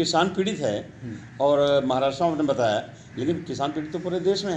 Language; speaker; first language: Hindi; native; Hindi